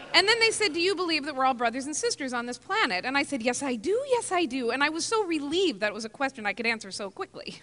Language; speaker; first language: English; native; English